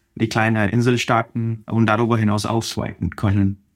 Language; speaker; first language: German; non-native, fluent; Telugu